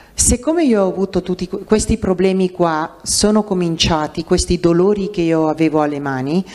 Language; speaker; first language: Italian; non-native, fluent; English